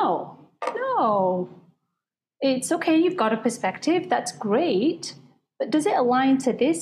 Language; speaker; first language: English; native; English